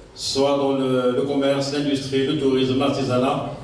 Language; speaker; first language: French; non-native, local second language; Arabic